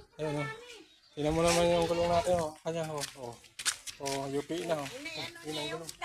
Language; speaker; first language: Filipino; non-native, local second language; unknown